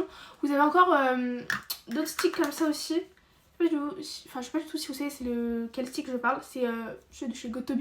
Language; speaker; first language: French; native; French